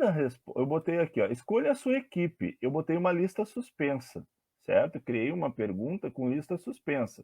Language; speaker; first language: Portuguese; native; Portuguese